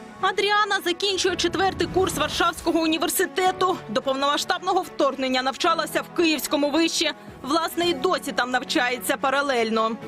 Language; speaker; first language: Ukrainian; native; Ukrainian